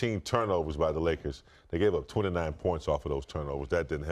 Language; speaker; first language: English; native; English